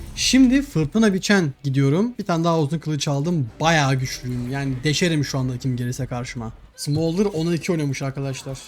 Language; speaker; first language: Turkish; native; Turkish